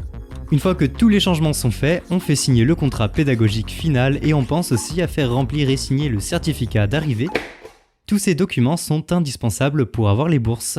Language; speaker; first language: French; native; French